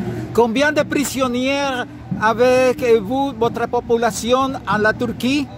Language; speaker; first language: French; non-native, learner; Spanish